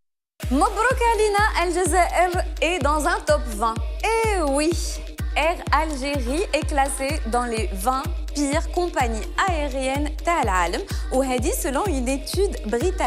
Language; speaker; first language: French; non-native, local second language; Arabic